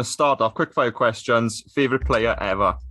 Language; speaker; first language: English; native; English